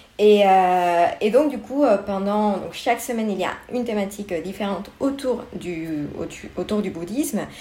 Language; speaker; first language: French; non-native, fluent; Spanish